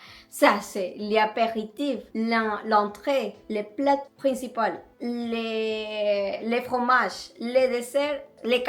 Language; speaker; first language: French; non-native, learner; Spanish